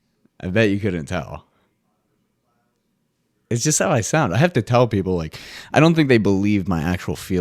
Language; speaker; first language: English; native; English